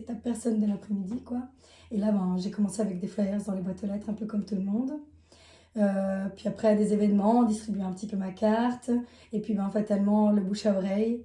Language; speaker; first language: French; native; French